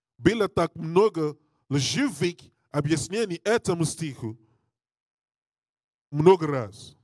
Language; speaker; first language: Russian; non-native, learner; English